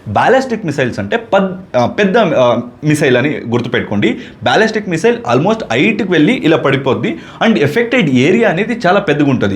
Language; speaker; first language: Telugu; non-native, local second language; Kannada